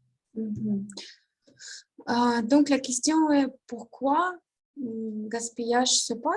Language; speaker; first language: French; non-native, learner; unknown